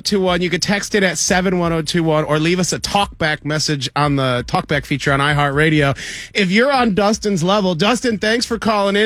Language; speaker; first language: English; native; English